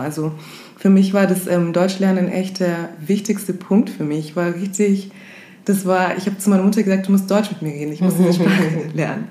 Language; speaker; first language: German; early bilingual, other home language; Swahili